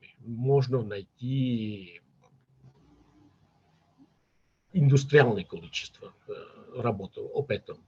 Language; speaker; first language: Russian; non-native, fluent; Catalan